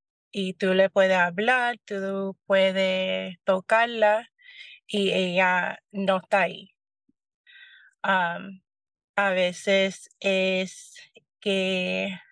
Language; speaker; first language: Spanish; early bilingual, heritage; Spanish